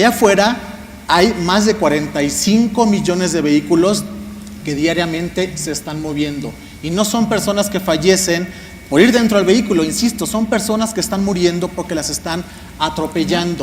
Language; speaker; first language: Spanish; native; Spanish